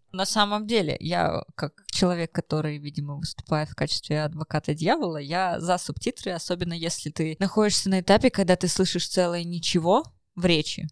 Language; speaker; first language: Russian; native; Russian